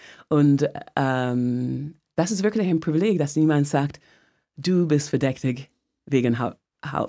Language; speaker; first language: German; non-native, fluent; English